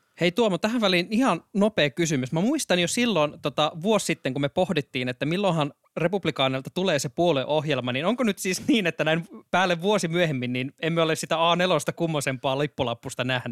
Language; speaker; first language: Finnish; native; Finnish